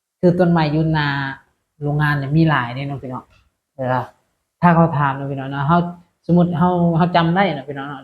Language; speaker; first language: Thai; non-native, local second language; Lao